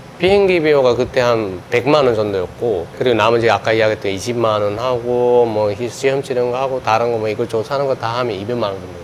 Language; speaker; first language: Korean; non-native, fluent; Sinhala